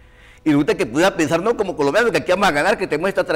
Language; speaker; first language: Spanish; native; Spanish